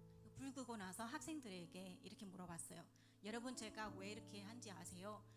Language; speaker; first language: Korean; non-native, learner; Vietnamese